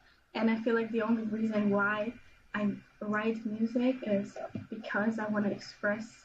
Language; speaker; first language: English; non-native, fluent; German